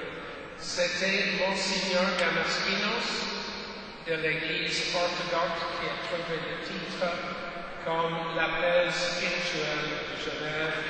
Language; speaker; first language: French; non-native, fluent; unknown